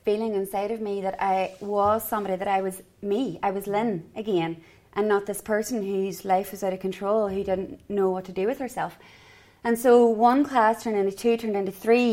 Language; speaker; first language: English; native; English